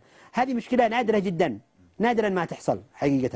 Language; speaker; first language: Arabic; native; Arabic